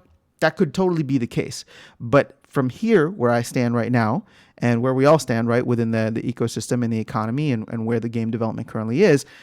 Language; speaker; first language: English; native; English